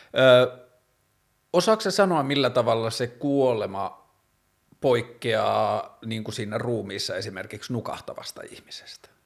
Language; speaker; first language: Finnish; native; Finnish